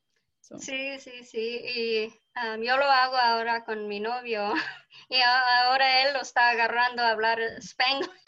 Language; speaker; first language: Spanish; early bilingual, heritage; Spanish